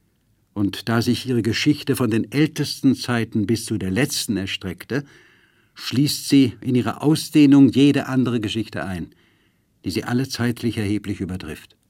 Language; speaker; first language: German; native; German